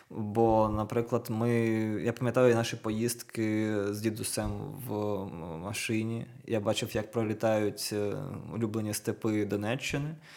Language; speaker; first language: Ukrainian; non-native, local second language; Russian